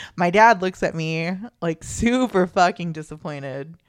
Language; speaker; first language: English; early bilingual, other home language; Filipino